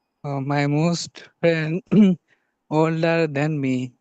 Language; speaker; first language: English; non-native, learner; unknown